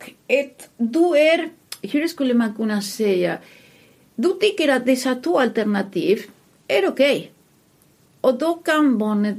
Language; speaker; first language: Swedish; non-native, fluent; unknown